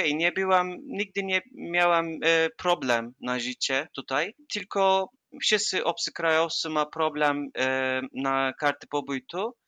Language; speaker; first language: Polish; non-native, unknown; Turkish